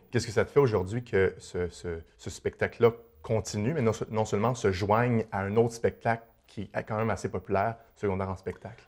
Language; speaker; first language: French; native; French